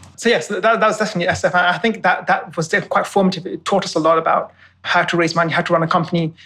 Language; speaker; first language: English; native; English